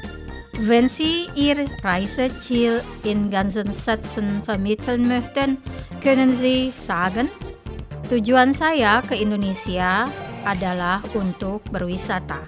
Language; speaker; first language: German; non-native, fluent; Indonesian